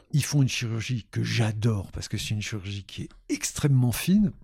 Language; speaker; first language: French; native; French